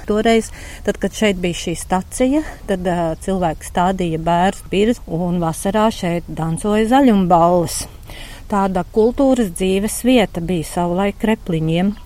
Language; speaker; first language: Latvian; native; Latvian